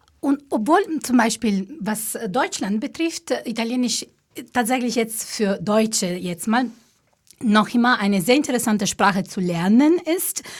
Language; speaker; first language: German; non-native, fluent; Italian